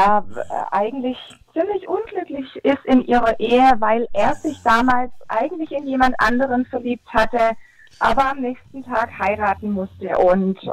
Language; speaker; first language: German; native; German